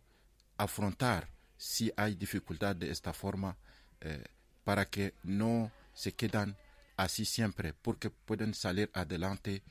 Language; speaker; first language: Spanish; non-native, fluent; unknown